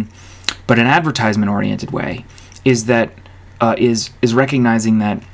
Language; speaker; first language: English; native; English